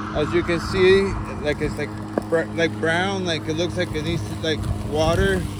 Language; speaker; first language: English; early bilingual, other home language; Spanish